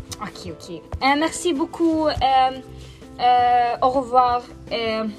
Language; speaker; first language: French; non-native, learner; Norwegian